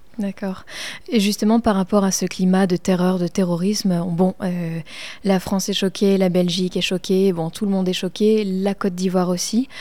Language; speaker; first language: French; native; French